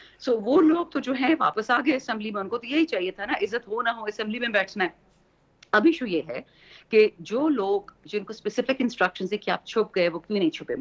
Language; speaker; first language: Urdu; non-native, local second language; Pashto